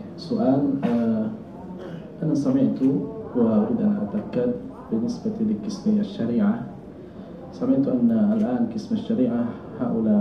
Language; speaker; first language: Arabic; non-native, fluent; Indonesian